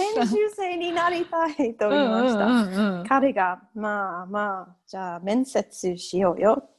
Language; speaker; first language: Japanese; non-native, learner; English